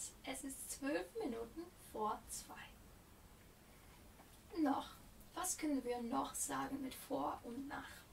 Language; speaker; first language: German; non-native, fluent; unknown